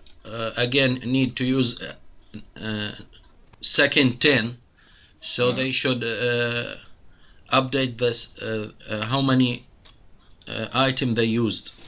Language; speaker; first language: English; non-native, fluent; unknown